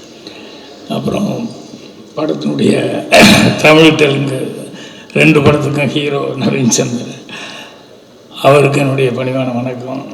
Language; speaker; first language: Tamil; native; Tamil